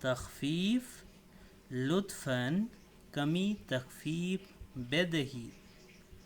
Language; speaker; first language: Persian; non-native, fluent; Urdu